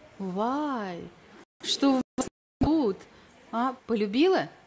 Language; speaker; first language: Russian; native; Russian